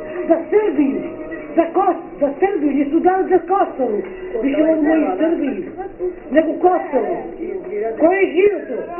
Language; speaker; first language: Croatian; non-native, local second language; Romany